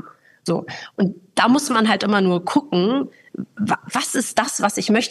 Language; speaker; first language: German; native; German